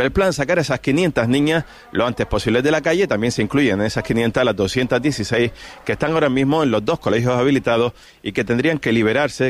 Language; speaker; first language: Spanish; native; Spanish